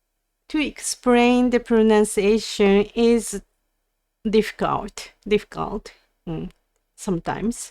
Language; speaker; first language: English; non-native, learner; Japanese